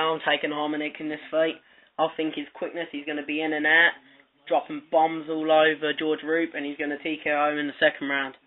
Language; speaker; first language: English; native; English